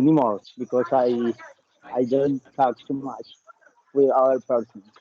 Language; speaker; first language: English; non-native, learner; Spanish